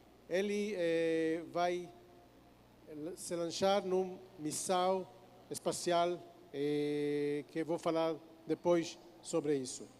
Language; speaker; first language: Portuguese; non-native, fluent; Hebrew